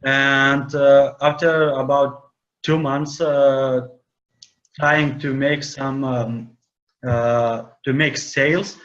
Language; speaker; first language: English; non-native, learner; Lithuanian